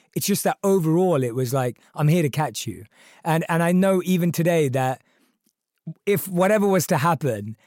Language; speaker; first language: English; early bilingual, other home language; Hindi